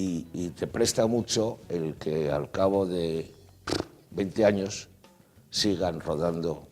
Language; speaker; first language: Spanish; native; Spanish